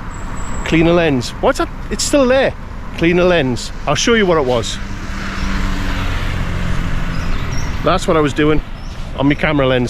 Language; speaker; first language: English; native; English